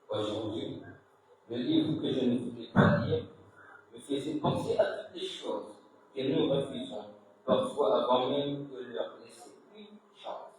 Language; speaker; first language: French; non-native, local second language; Comorian